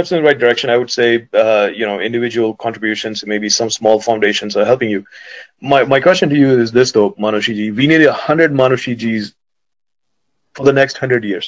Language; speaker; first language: English; non-native, local second language; Hindi